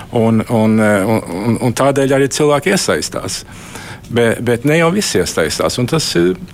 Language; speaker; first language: Latvian; early bilingual, heritage; Latvian